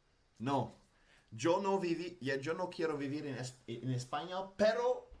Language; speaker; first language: Spanish; non-native, learner; Dutch